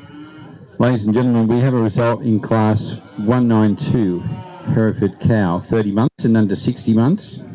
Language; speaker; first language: English; native; English